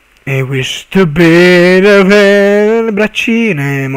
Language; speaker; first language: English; non-native, learner; Italian